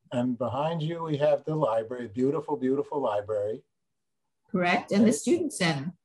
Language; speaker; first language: English; native; English